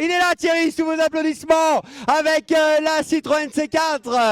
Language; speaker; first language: French; native; French